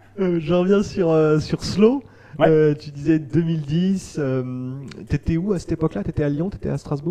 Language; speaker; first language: French; native; French